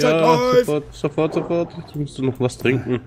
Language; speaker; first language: German; native; German